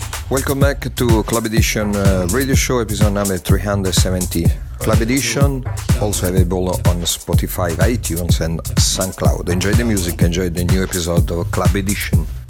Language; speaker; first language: English; non-native, fluent; Italian